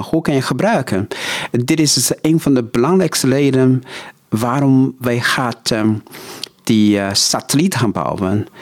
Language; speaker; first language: Dutch; non-native, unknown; Chinese